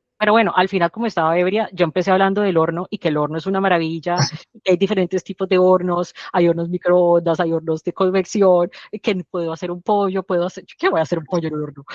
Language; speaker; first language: Spanish; native; Spanish